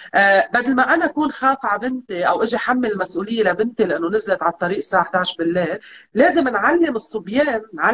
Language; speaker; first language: Arabic; native; Arabic